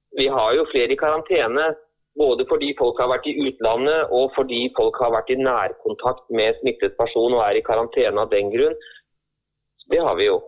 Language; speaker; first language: Norwegian; native; Norwegian